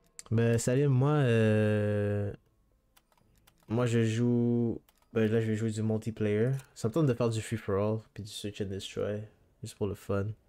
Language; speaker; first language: French; native; French